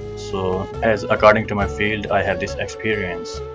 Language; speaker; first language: English; non-native, local second language; Punjabi